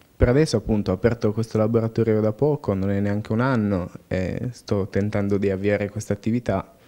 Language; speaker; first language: Italian; native; Italian